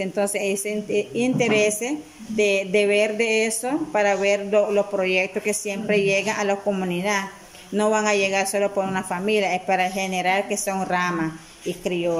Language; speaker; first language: Spanish; non-native, local second language; English